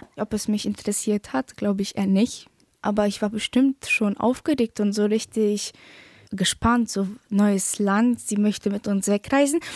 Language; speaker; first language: German; early bilingual, other home language; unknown